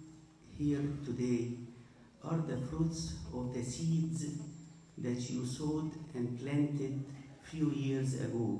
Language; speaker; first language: English; non-native, fluent; Arabic